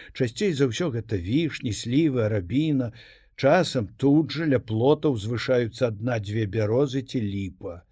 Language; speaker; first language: Belarusian; native; Belarusian